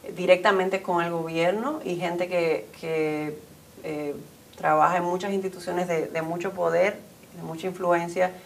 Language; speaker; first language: Spanish; native; Spanish